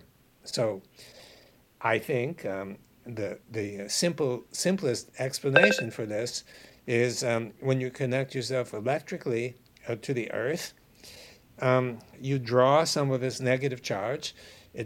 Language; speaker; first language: English; native; English